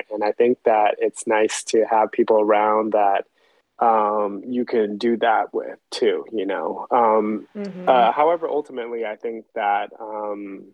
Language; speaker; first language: English; early bilingual, other home language; Chinese